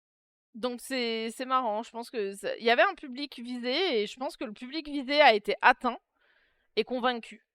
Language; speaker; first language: French; native; French